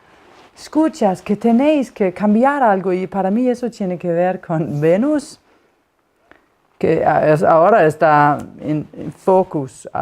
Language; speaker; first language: Spanish; non-native, fluent; Danish